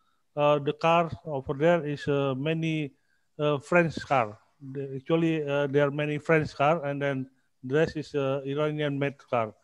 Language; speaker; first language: English; non-native, learner; Indonesian